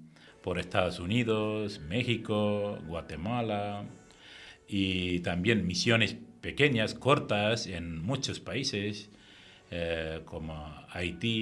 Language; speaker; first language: Spanish; non-native, fluent; Tamil